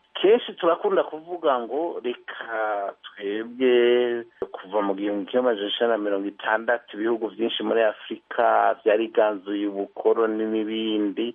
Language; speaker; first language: Rundi; native; Rundi